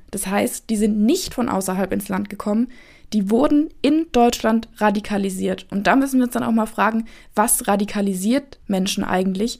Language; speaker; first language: German; native; German